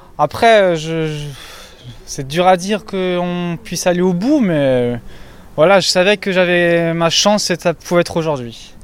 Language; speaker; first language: French; native; French